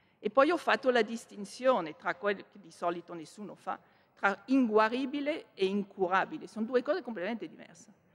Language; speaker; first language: Italian; non-native, fluent; French